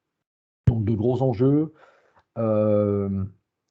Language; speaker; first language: French; native; French